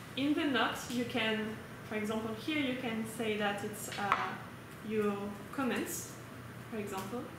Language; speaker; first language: English; non-native, fluent; French